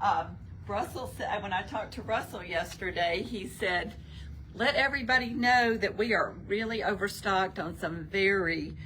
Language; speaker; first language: English; native; English